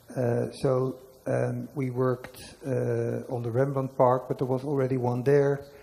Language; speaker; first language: English; non-native, fluent; Dutch